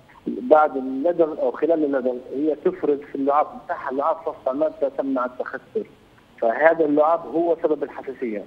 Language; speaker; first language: Arabic; native; Arabic